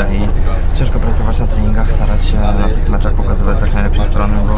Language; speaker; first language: Polish; native; Polish